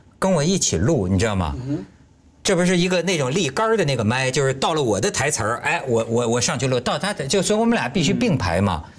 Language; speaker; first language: Chinese; native; Chinese